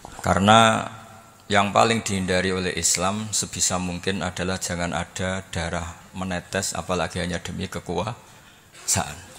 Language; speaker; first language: Indonesian; non-native, local second language; Javanese